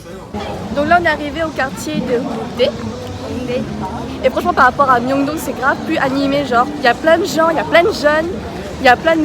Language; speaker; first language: French; native; French